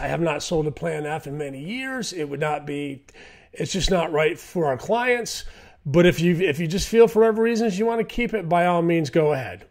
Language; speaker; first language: English; native; English